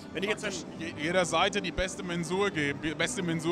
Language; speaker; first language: German; native; German